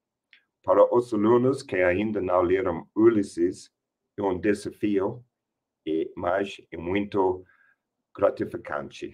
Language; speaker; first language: Portuguese; non-native, fluent; English